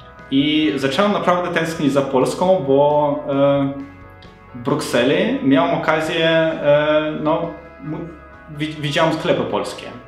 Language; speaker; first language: Polish; non-native, fluent; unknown